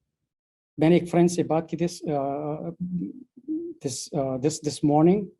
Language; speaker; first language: Hindi; non-native, learner; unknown